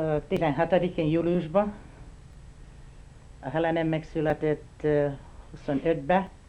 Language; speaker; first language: Hungarian; early bilingual, heritage; Hungarian